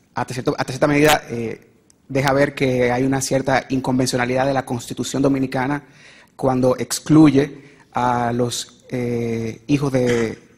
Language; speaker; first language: Spanish; native; Spanish